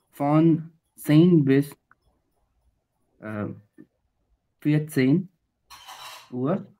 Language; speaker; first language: German; non-native, learner; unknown